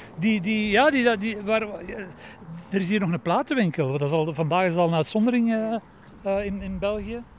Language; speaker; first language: Dutch; native; Dutch